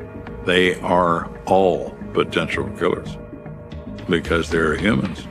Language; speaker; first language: English; native; English